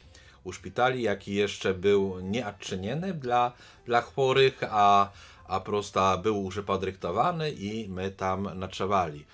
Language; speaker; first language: Polish; non-native, learner; Belarusian